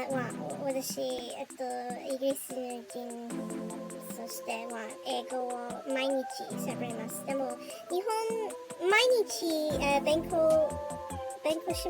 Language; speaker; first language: Japanese; non-native, learner; English